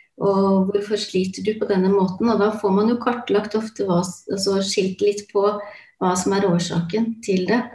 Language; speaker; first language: Norwegian; native; Norwegian